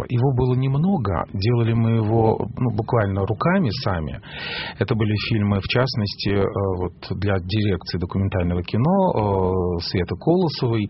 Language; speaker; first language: Russian; native; Russian